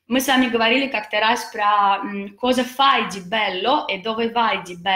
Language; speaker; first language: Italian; non-native, fluent; Russian